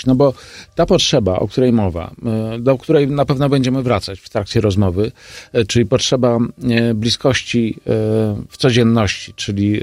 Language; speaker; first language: Polish; native; Polish